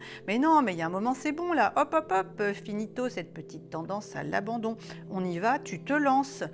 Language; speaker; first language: French; native; French